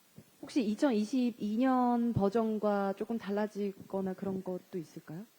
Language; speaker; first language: Korean; native; Korean